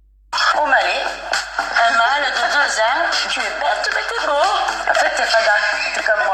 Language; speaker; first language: French; native; French